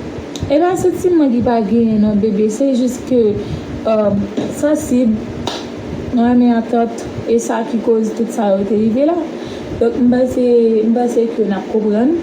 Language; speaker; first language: French; non-native, local second language; Haitian Creole